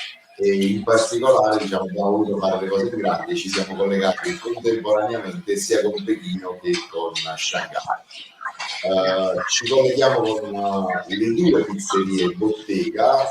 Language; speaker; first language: Italian; native; Italian